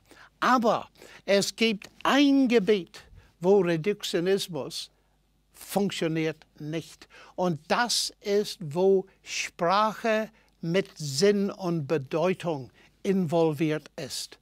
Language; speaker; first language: German; non-native, fluent; English